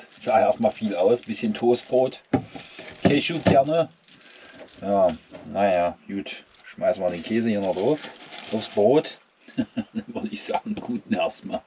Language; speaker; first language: German; native; German